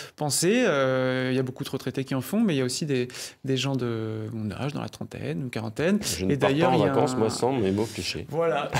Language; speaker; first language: French; native; French